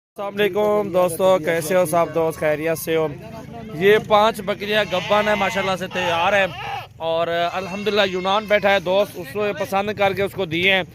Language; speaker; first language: Urdu; non-native, local second language; Saraiki